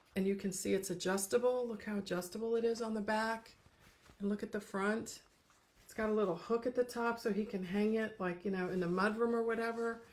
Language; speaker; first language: English; native; English